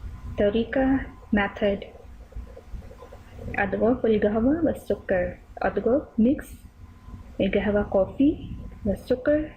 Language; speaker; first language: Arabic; non-native, learner; Urdu